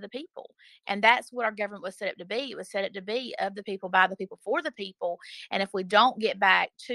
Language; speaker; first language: English; native; English